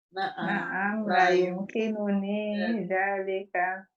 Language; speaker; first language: Arabic; non-native, learner; Indonesian